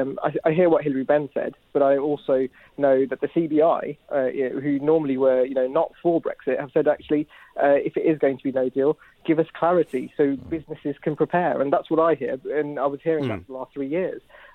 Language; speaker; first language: English; native; English